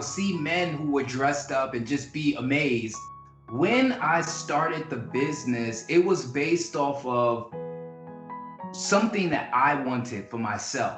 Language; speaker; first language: English; native; English